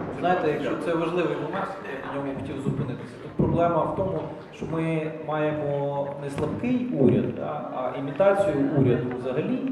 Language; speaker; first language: Ukrainian; native; Ukrainian